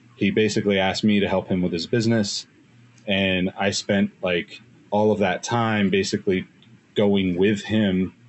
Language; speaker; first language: English; native; English